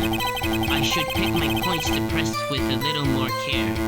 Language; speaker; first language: English; native; English